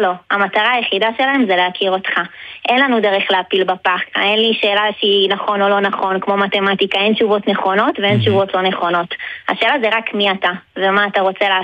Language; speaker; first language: Hebrew; native; Hebrew